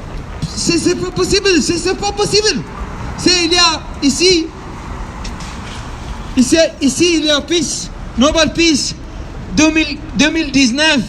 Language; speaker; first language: French; non-native, learner; Tigrinya